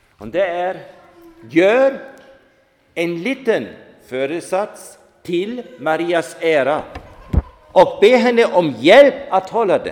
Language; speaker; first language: Swedish; non-native, fluent; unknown